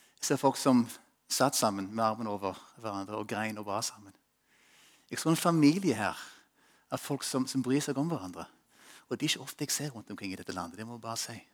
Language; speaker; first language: Norwegian; non-native, fluent; English